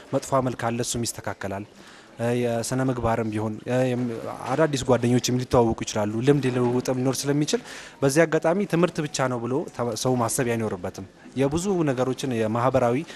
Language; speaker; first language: Amharic; native; Amharic